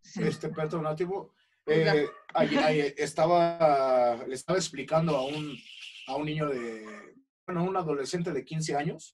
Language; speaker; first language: Italian; non-native, learner; Spanish